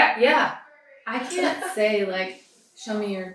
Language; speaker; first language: English; native; English